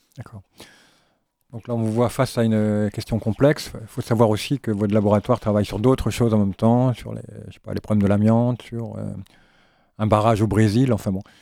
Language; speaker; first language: French; native; French